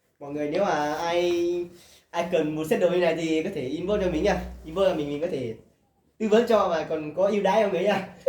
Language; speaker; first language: Vietnamese; non-native, local second language; Hmong